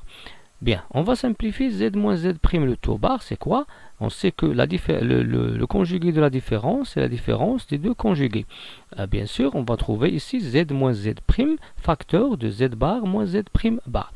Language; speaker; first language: French; non-native, local second language; Arabic